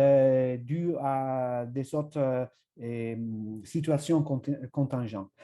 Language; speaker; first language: French; non-native, fluent; Italian